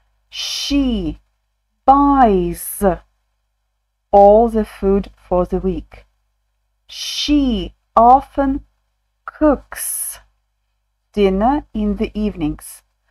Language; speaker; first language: English; non-native, fluent; Ukrainian